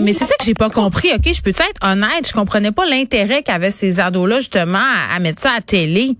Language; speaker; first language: French; native; French